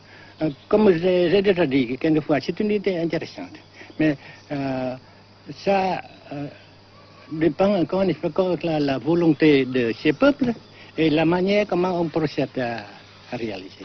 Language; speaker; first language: French; non-native, local second language; Vietnamese